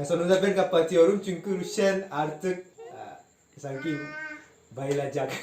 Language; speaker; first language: Turkish; non-native, learner; Indonesian